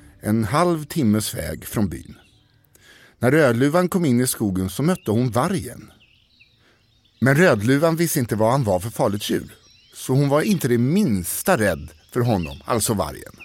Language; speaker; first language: Swedish; native; Swedish